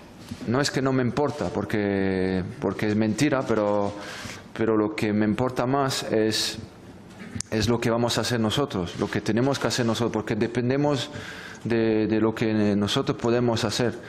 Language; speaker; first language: Spanish; non-native, fluent; French